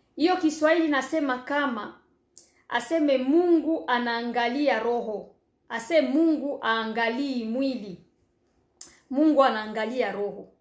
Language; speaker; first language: Swahili; native; Swahili